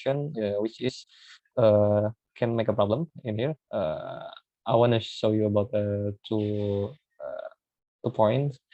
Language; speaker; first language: English; non-native, learner; Indonesian